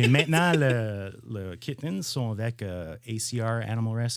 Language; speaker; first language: French; non-native, learner; English